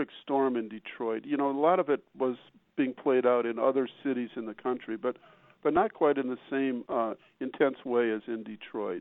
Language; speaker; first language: English; native; English